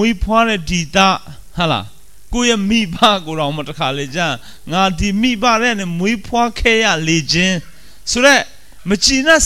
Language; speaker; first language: Burmese; non-native, local second language; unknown